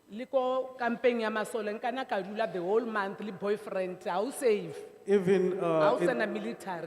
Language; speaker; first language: English; non-native, local second language; Northern Sotho